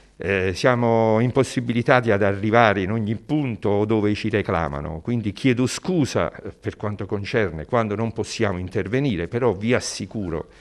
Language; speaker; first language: Italian; native; Italian